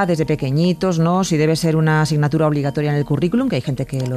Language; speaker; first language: Spanish; native; Spanish